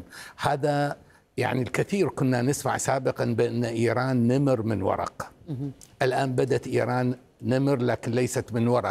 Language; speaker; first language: Arabic; non-native, fluent; Persian